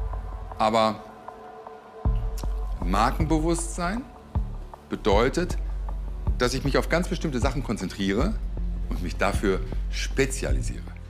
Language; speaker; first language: German; native; German